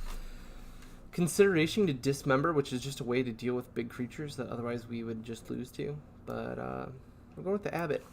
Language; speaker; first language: English; native; English